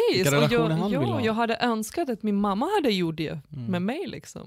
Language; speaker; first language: Swedish; non-native, fluent; Lithuanian